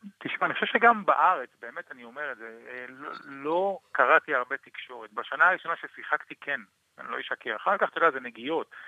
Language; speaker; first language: Hebrew; native; Hebrew